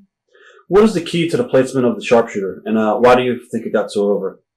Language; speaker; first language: English; native; English